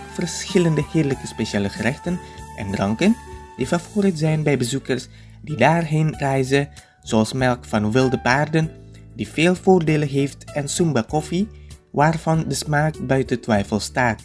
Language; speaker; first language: Dutch; non-native, fluent; Indonesian